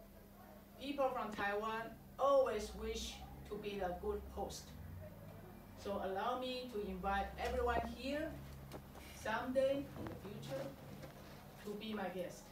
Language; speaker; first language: English; non-native, fluent; Chinese